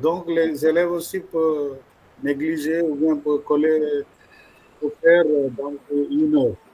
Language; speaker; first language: French; non-native, fluent; Malayalam